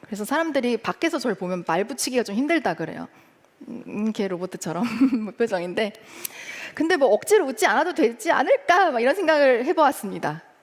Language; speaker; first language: Korean; early bilingual, heritage; Korean